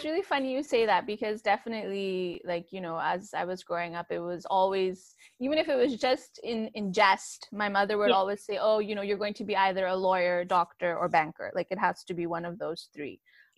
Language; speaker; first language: English; non-native, local second language; Urdu